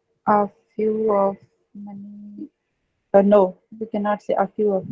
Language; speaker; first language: English; non-native, learner; Urdu